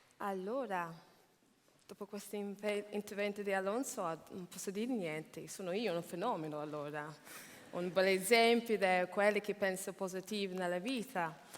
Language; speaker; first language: Italian; non-native, fluent; English